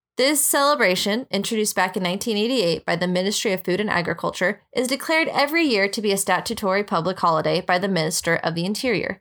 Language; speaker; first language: English; native; English